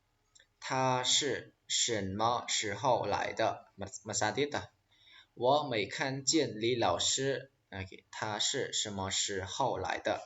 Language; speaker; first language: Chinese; non-native, fluent; Khmer